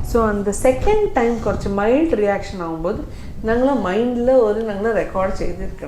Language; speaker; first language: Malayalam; non-native, fluent; Tamil